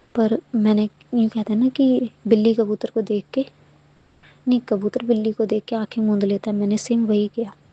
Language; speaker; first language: Hindi; native; Hindi